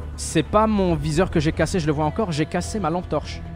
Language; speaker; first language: French; non-native, local second language; Arabic